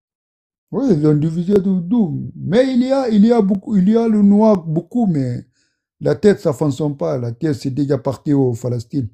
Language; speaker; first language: French; non-native, learner; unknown